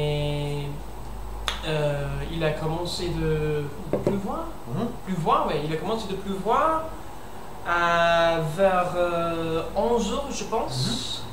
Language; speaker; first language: French; non-native, learner; English